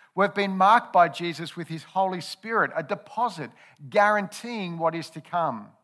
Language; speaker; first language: English; native; English